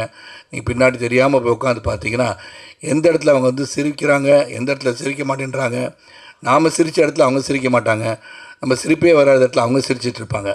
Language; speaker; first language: Tamil; native; Tamil